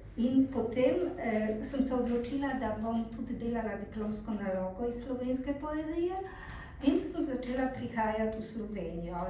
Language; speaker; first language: Slovenian; non-native, fluent; Polish